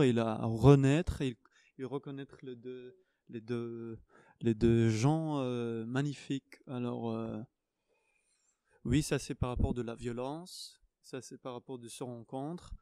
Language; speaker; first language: French; non-native, fluent; Hebrew